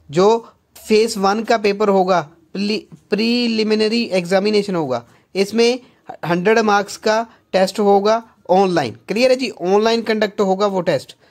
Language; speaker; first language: Hindi; non-native, local second language; Punjabi